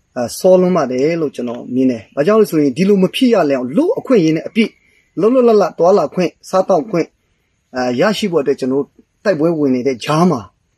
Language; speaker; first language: Burmese; non-native, local second language; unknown